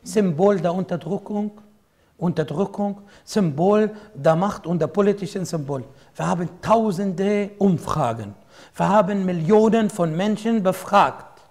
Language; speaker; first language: German; non-native, fluent; Arabic